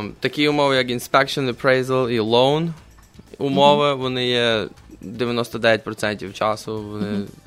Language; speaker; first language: Ukrainian; native; Ukrainian